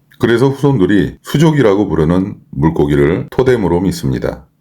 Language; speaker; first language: Korean; native; Korean